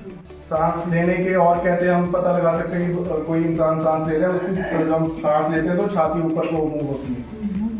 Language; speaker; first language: Hindi; native; Hindi